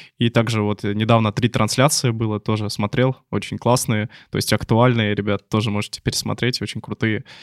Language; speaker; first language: Russian; native; Russian